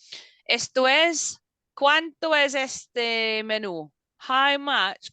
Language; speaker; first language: Spanish; non-native, fluent; English